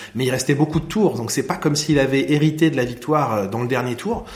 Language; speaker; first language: French; native; French